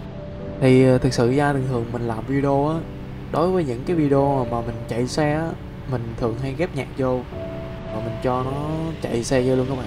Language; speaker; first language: Vietnamese; native; Vietnamese